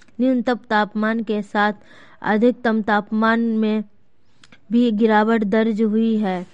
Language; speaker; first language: Hindi; native; Hindi